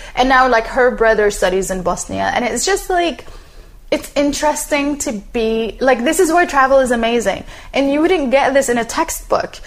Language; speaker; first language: English; non-native, fluent; Arabic